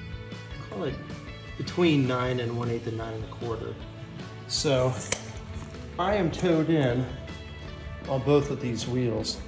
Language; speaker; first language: English; native; English